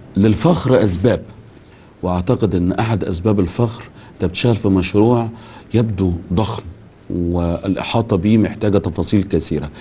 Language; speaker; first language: Arabic; native; Arabic